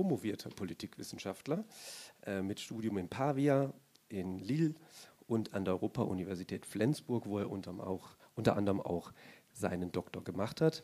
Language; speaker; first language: German; native; German